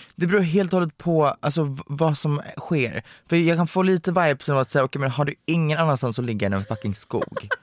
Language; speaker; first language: Swedish; early bilingual, other home language; Romanian